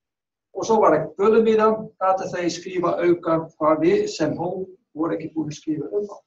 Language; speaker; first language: Icelandic; non-native, learner; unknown